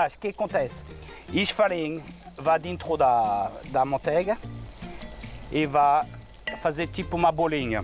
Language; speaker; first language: Portuguese; non-native, fluent; French